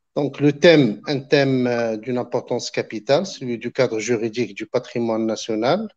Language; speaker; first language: French; non-native, local second language; Arabic